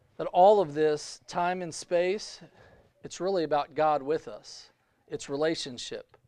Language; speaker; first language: English; native; English